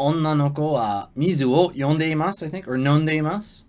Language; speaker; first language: Japanese; non-native, learner; English